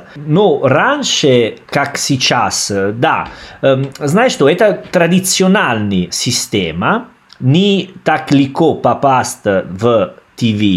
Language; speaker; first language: Russian; non-native, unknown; Italian